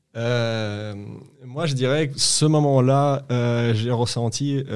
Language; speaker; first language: French; non-native, fluent; Uzbek